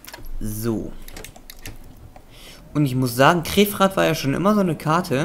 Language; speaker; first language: German; native; German